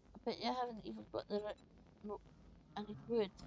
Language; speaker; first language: English; native; English